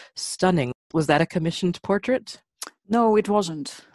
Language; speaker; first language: English; non-native, fluent; Dutch